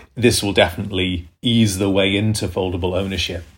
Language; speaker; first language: English; native; English